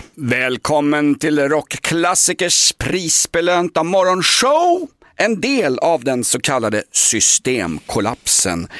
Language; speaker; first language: Swedish; native; Swedish